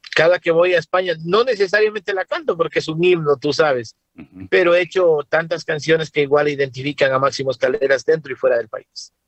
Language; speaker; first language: Spanish; native; Spanish